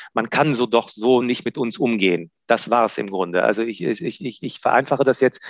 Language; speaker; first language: German; non-native, fluent; Hebrew